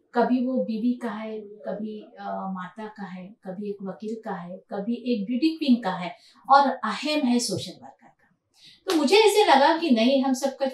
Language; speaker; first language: Hindi; non-native, local second language; Marathi